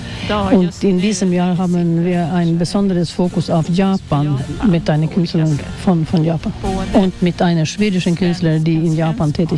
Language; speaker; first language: German; non-native, fluent; Swedish